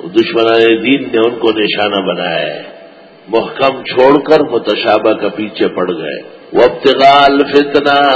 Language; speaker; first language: Urdu; non-native, local second language; Pashto